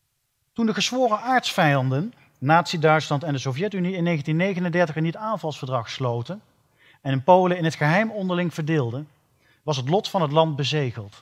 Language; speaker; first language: Dutch; native; Dutch